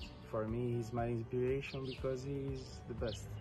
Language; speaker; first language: English; non-native, learner; Portuguese